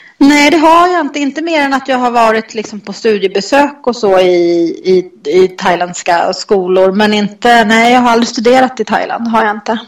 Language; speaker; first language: Swedish; native; Swedish